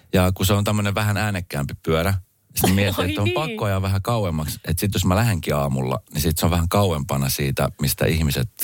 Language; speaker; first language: Finnish; early bilingual, other home language; Spanish